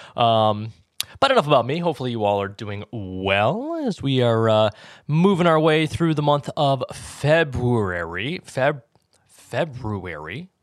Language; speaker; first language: English; native; English